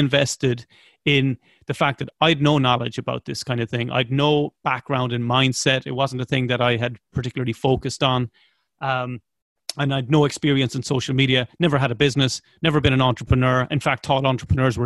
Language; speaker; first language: English; native; English